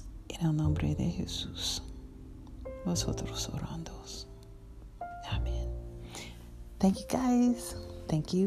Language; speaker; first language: Spanish; non-native, learner; English